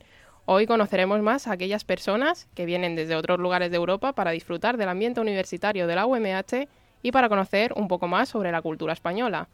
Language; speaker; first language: Spanish; native; Spanish